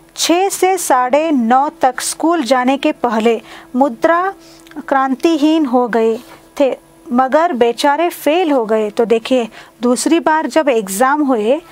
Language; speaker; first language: Hindi; non-native, local second language; Kannada